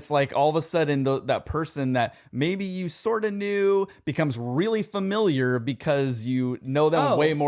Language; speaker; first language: English; native; English